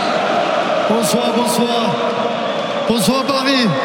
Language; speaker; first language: French; non-native, fluent; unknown